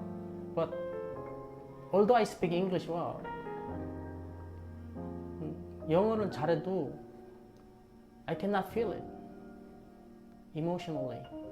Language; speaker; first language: English; non-native, fluent; Korean